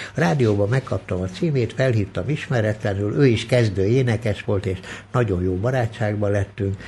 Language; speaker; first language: Hungarian; early bilingual, other home language; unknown